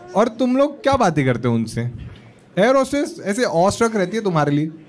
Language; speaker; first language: Hindi; non-native, local second language; Marathi